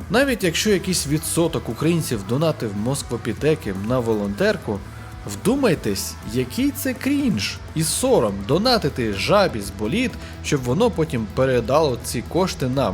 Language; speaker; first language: Ukrainian; native; Ukrainian